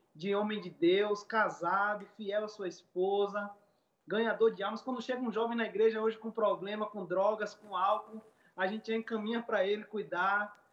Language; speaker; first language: Portuguese; native; Portuguese